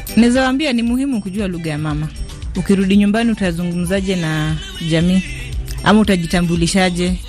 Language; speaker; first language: Swahili; non-native, local second language; Luo (Kenya and Tanzania)